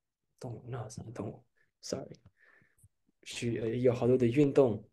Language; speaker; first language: Chinese; early bilingual, heritage; English